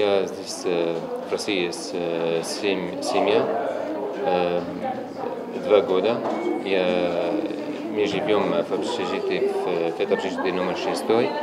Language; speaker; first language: Russian; non-native, learner; Arabic